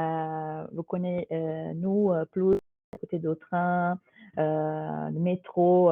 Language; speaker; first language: French; non-native, fluent; Portuguese